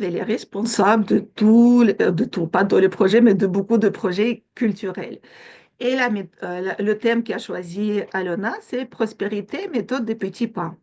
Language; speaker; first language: French; non-native, fluent; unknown